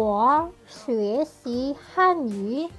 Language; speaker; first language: Chinese; non-native, fluent; Indonesian